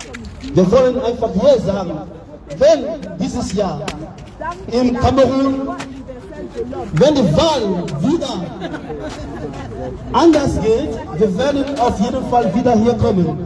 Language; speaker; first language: German; non-native, learner; French